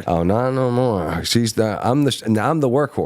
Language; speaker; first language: English; native; English